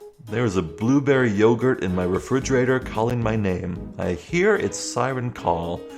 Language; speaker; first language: English; native; English